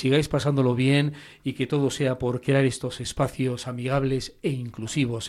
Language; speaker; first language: Spanish; native; Spanish